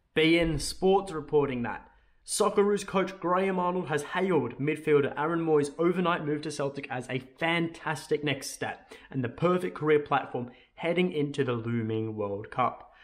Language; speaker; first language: English; native; English